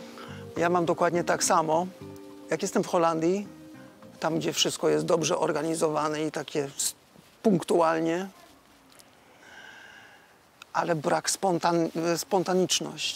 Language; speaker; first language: Polish; early bilingual, heritage; Dutch